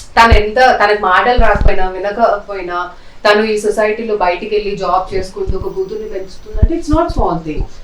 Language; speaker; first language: Telugu; non-native, local second language; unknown